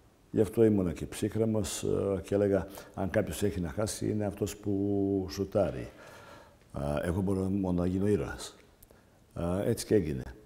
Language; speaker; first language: Greek; non-native, fluent; Serbian